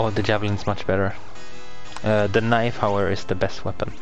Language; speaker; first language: English; non-native, fluent; Swedish